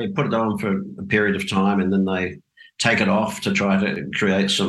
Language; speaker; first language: English; native; English